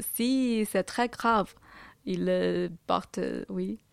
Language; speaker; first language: French; non-native, fluent; Chinese